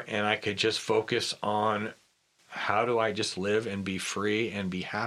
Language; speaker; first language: English; native; English